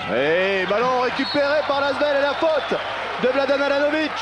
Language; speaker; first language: French; native; French